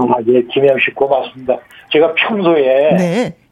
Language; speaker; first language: Korean; native; Korean